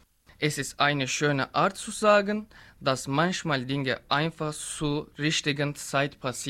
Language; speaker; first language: German; non-native, learner; Turkish